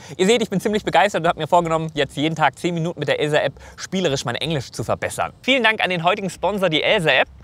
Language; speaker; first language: German; native; German